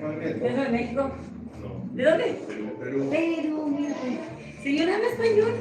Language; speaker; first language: Spanish; native; Spanish